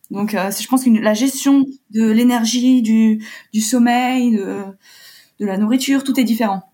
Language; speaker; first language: French; early bilingual, heritage; French